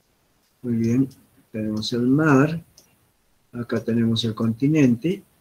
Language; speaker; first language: Spanish; native; Spanish